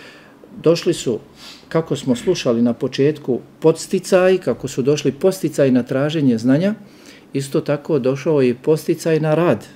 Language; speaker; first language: Serbian; native; Serbian